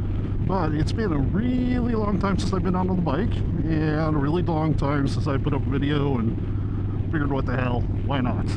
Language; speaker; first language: English; native; English